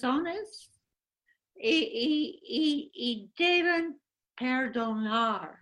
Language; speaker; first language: Spanish; non-native, fluent; English